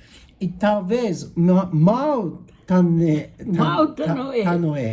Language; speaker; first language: Portuguese; non-native, learner; Japanese